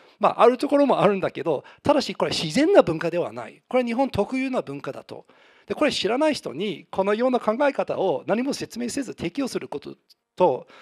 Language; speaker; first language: Japanese; non-native, fluent; English